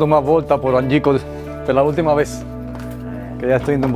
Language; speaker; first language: Portuguese; non-native, fluent; Spanish